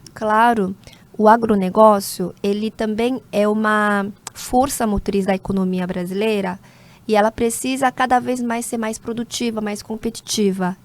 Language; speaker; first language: Portuguese; non-native, fluent; Korean